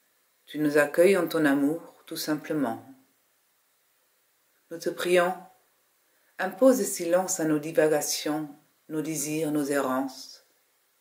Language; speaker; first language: French; native; French